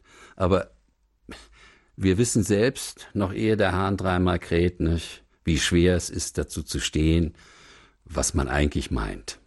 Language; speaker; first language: German; native; German